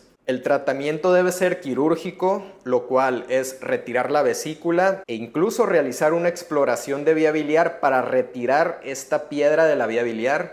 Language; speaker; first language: Spanish; native; Spanish